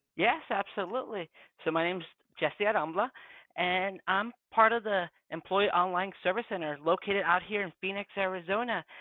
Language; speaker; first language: English; early bilingual, other home language; Spanish